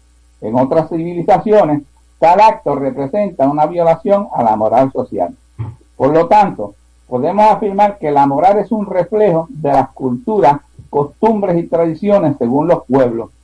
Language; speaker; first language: Spanish; native; Spanish